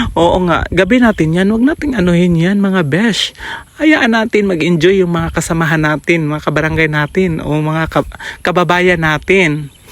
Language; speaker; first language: Filipino; non-native, local second language; Cebuano